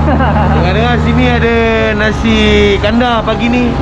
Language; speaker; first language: Malay; native; Malay